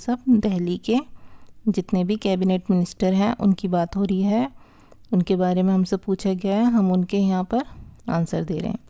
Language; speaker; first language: Hindi; native; Hindi